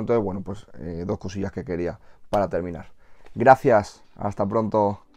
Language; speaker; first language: Spanish; native; Spanish